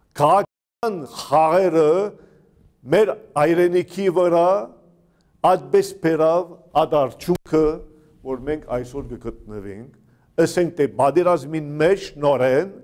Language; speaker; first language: Armenian; native; Armenian